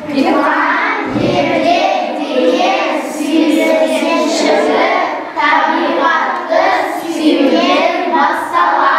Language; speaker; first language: Kazakh; non-native, local second language; Uzbek